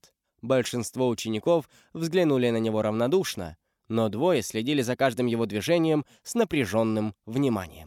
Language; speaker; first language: Russian; native; Russian